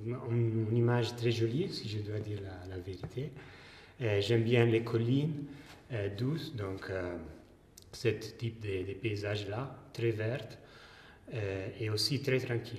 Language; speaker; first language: French; non-native, fluent; Italian